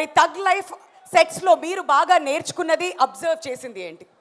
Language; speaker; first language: Telugu; native; Telugu